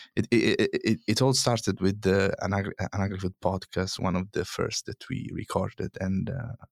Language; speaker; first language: English; non-native, fluent; Italian